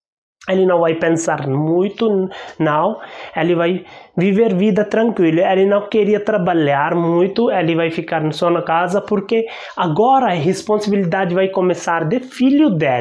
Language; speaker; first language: Portuguese; non-native, learner; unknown